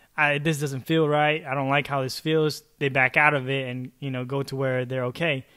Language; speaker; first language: English; early bilingual, other home language; Chavacano